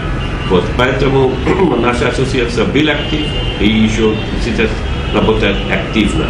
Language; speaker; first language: Russian; non-native, learner; Bangla